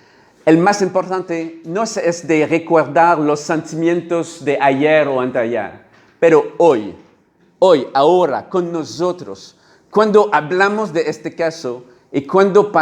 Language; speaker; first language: Spanish; non-native, learner; French